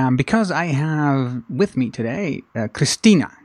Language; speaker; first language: English; non-native, fluent; Dutch